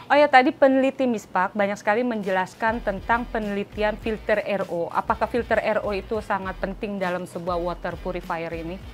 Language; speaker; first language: Indonesian; native; Indonesian